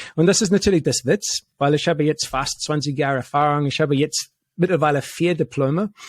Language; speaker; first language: German; non-native, fluent; English